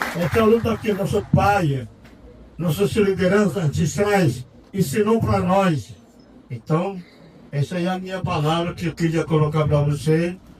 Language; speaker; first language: Portuguese; non-native, local second language; Yanomámi